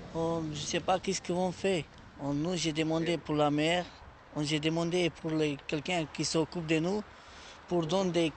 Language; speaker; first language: French; non-native, learner; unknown